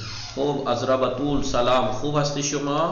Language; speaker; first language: Persian; non-native, fluent; Urdu